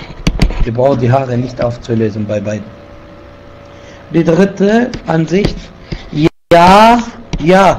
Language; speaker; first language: German; non-native, fluent; Arabic